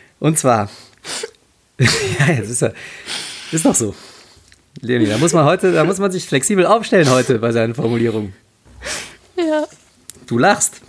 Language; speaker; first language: German; native; German